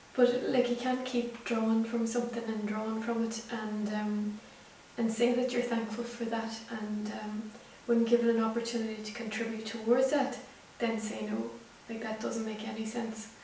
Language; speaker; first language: English; native; English